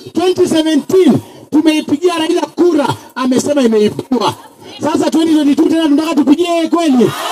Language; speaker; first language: Swahili; non-native, local second language; Luyia